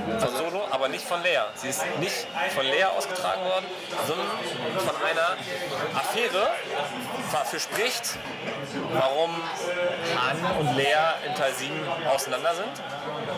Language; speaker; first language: German; native; German